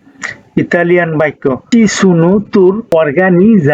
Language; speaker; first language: Italian; non-native, fluent; Bangla